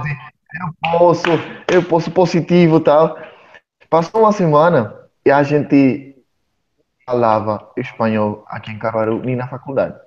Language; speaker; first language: Portuguese; non-native, fluent; Spanish